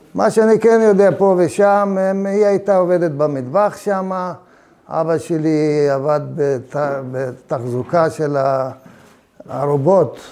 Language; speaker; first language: Hebrew; early bilingual, other home language; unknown